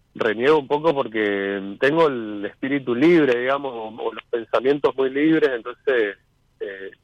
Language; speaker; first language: Spanish; native; Spanish